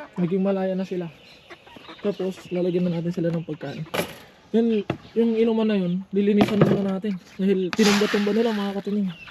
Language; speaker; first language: Filipino; non-native, local second language; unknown